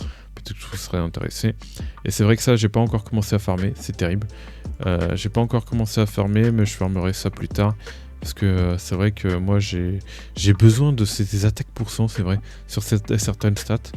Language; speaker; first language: French; native; French